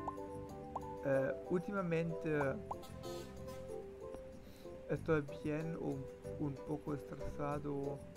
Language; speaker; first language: Spanish; non-native, learner; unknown